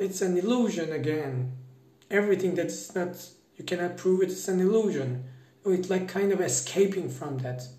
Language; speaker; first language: English; non-native, fluent; Persian